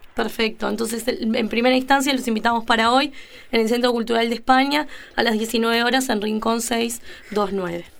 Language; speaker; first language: Spanish; native; Spanish